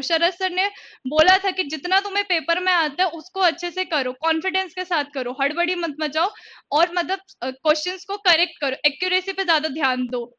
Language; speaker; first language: Hindi; native; Hindi